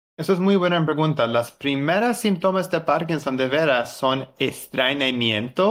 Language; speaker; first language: Spanish; non-native, learner; English